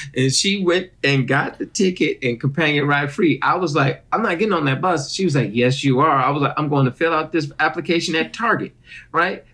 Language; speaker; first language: English; native; English